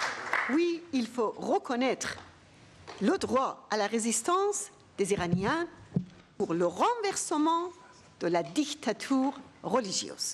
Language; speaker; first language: French; non-native, fluent; Persian